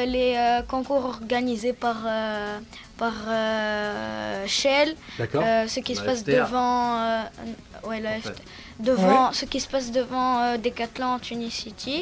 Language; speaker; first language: French; non-native, local second language; Arabic